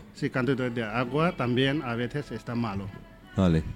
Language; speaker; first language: Spanish; non-native, learner; Nepali